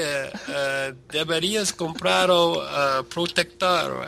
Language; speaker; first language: Spanish; non-native, learner; English